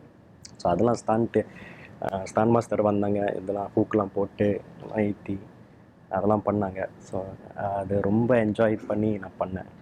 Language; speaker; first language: Tamil; early bilingual, heritage; Tamil